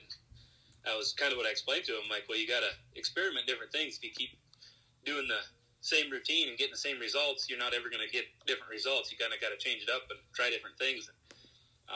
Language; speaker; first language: English; native; English